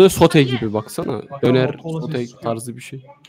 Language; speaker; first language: Turkish; native; Turkish